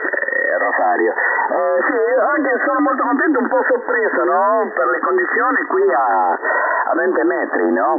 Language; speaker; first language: Italian; non-native, fluent; Spanish